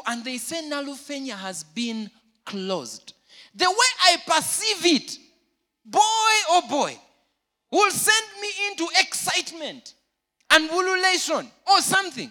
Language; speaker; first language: English; non-native, local second language; Ganda